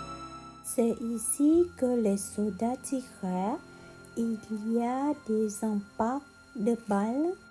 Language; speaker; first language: French; non-native, learner; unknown